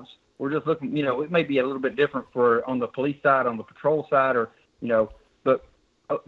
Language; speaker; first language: English; native; English